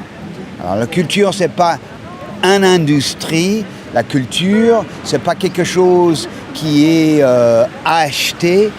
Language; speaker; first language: French; non-native, fluent; English